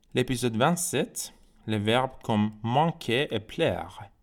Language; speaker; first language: French; non-native, fluent; Persian